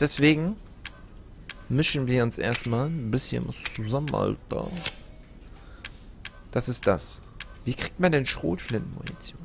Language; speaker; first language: German; native; German